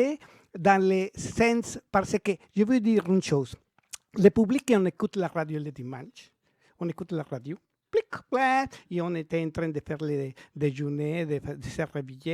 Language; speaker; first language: French; non-native, learner; Spanish